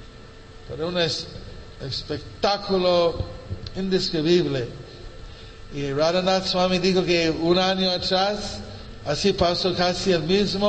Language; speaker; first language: Spanish; non-native, fluent; English